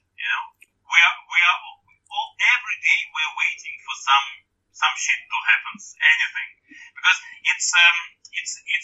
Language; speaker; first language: English; non-native, fluent; Russian